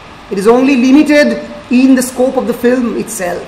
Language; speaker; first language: English; non-native, local second language; Bangla